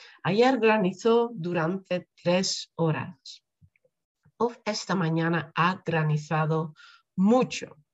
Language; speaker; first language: Spanish; non-native, fluent; Dutch